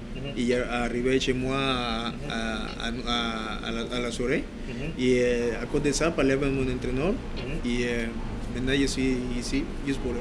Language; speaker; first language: French; non-native, learner; Spanish